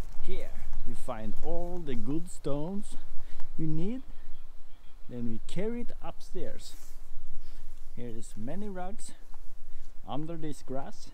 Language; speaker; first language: English; non-native, learner; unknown